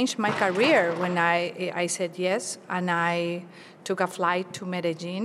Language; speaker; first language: English; non-native, fluent; Spanish